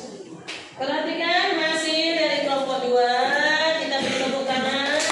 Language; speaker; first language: Indonesian; native; Indonesian